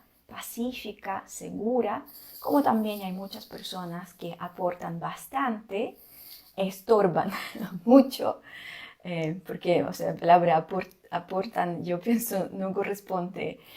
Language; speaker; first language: Spanish; non-native, fluent; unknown